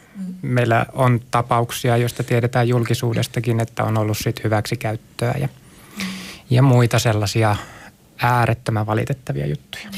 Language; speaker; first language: Finnish; native; Finnish